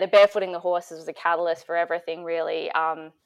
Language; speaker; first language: English; native; English